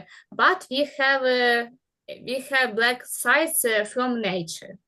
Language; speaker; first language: English; non-native, learner; Ukrainian